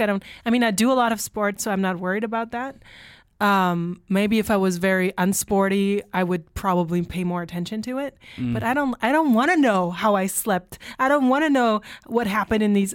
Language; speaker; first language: English; non-native, fluent; German